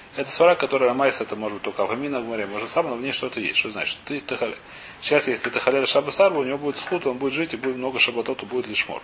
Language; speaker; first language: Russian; early bilingual, heritage; Russian